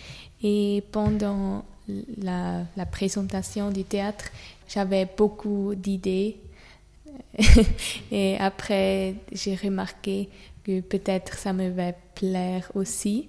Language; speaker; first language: French; non-native, learner; German